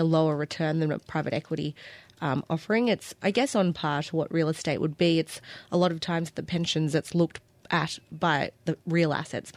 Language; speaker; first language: English; native; English